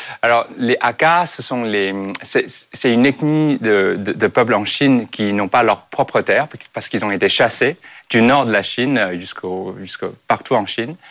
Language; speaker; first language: French; non-native, fluent; Chinese